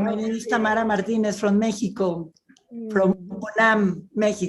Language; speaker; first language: English; non-native, learner; Spanish